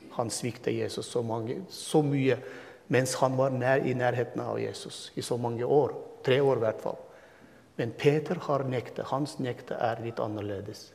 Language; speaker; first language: Norwegian; non-native, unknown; Turkmen